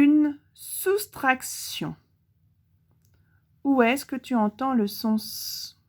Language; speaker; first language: French; native; French